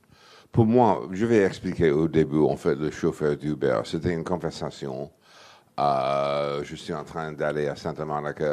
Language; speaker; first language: French; non-native, fluent; English